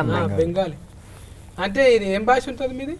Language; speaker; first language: Telugu; native; Telugu